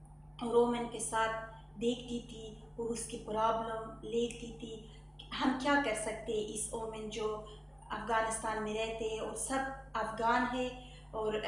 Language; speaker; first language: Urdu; non-native, learner; Persian